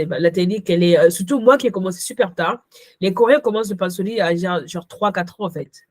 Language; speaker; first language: French; early bilingual, other home language; Ghomala